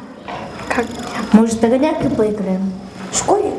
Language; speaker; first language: Russian; non-native, fluent; Mongolian